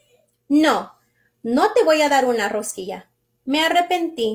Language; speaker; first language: Spanish; early bilingual, heritage; English